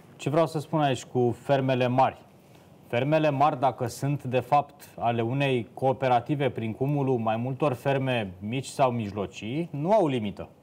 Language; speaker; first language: Romanian; native; Romanian